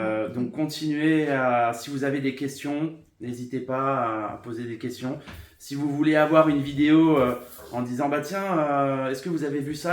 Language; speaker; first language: French; native; French